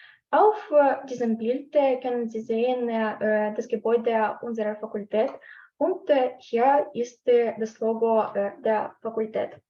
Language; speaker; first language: German; non-native, learner; Ukrainian